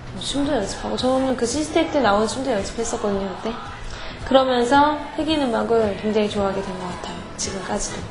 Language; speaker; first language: Korean; native; Korean